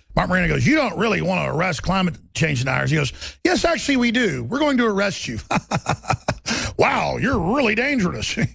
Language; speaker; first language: English; native; English